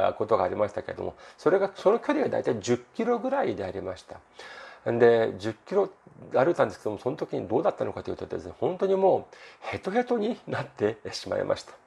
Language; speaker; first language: Japanese; non-native, fluent; Korean